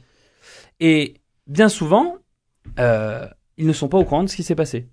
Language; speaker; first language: French; native; French